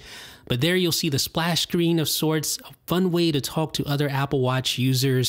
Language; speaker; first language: English; native; English